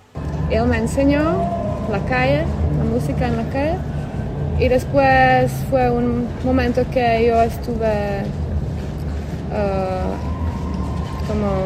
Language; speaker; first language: Spanish; non-native, learner; Czech